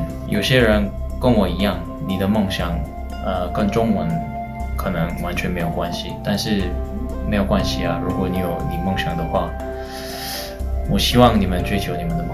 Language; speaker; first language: Chinese; non-native, fluent; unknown